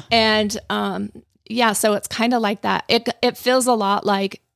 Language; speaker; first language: English; native; English